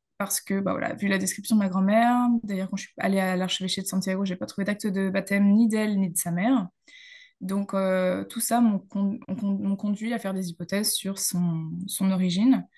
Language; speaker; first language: French; native; French